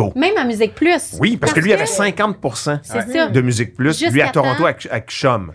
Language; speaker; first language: French; native; French